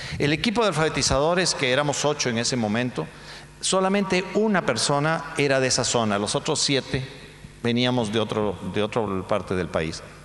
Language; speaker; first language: Spanish; native; Spanish